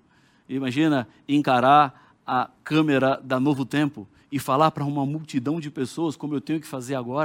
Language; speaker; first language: Portuguese; native; Portuguese